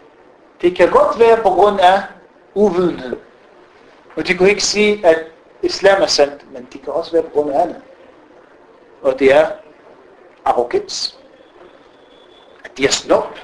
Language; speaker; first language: Danish; non-native, fluent; Arabic